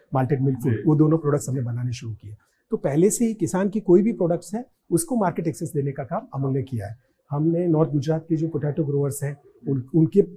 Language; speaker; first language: Hindi; non-native, local second language; Gujarati